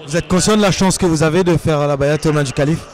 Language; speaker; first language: French; native; French